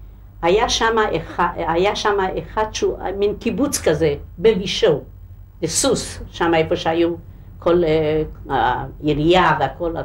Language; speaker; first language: Hebrew; non-native, local second language; Hungarian